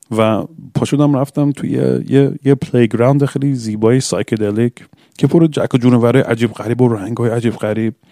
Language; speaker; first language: Persian; early bilingual, heritage; English